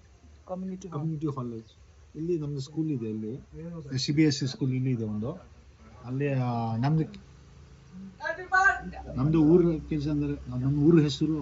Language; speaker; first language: Kannada; non-native, local second language; Tibetan